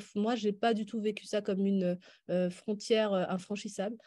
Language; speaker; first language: French; native; French